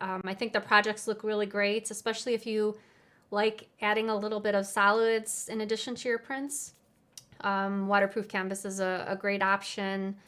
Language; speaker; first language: English; native; English